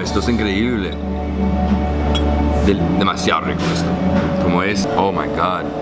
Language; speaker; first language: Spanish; non-native, learner; English